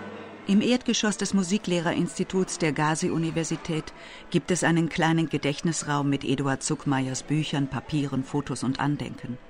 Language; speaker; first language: German; native; German